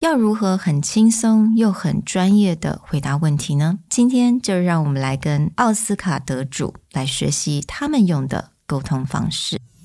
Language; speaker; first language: Chinese; native; Chinese